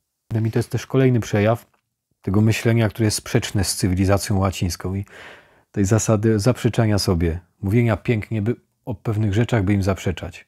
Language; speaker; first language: Polish; native; Polish